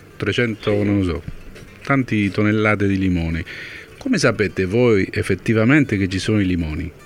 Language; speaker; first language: Italian; non-native, fluent; Spanish